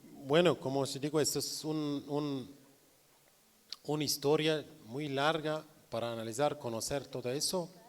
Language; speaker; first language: Spanish; non-native, learner; Kurdish